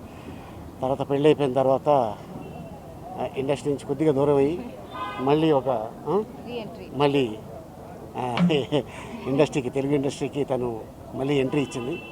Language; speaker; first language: Telugu; native; Telugu